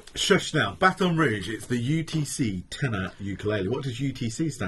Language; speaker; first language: English; native; English